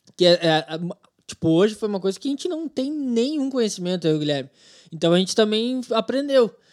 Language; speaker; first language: Portuguese; native; Portuguese